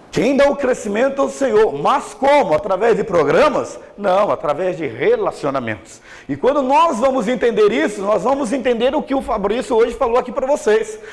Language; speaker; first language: Portuguese; native; Portuguese